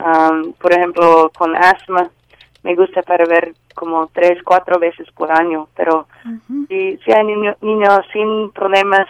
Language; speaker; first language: Spanish; non-native, learner; English